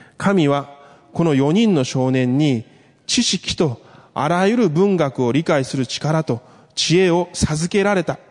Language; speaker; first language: Japanese; early bilingual, other home language; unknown